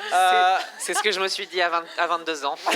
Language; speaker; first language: French; native; French